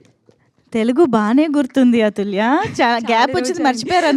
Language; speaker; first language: Telugu; native; Telugu